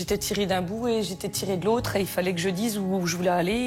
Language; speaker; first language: French; native; French